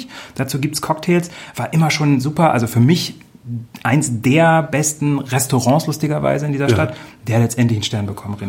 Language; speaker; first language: German; native; German